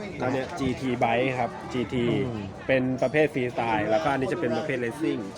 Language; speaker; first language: Thai; native; Thai